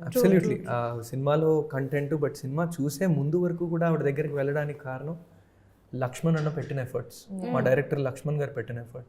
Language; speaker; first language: Telugu; native; Telugu